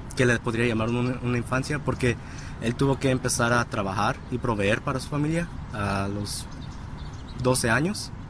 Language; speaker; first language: Spanish; early bilingual, heritage; Spanish